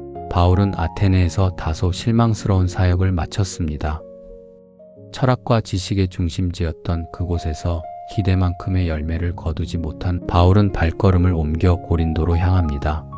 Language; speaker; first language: Korean; native; Korean